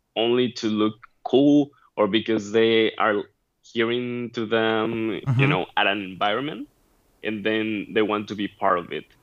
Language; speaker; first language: English; non-native, fluent; Spanish